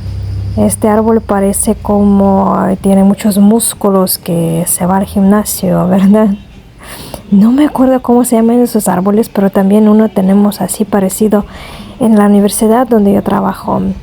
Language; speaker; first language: Spanish; non-native, fluent; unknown